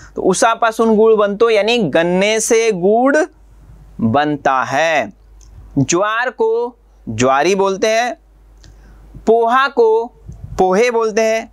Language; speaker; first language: Hindi; non-native, local second language; Marathi